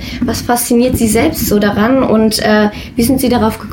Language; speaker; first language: German; native; German